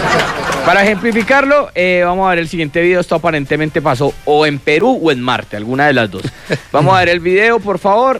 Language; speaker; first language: Spanish; native; Spanish